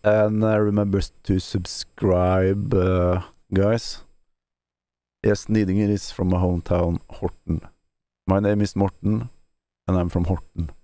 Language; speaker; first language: English; non-native, fluent; Norwegian